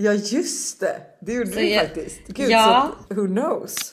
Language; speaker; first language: Swedish; native; Swedish